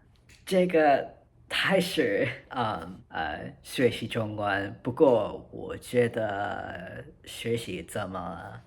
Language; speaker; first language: Chinese; non-native, learner; English